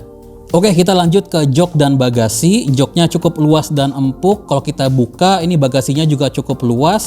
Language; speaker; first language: Indonesian; native; Indonesian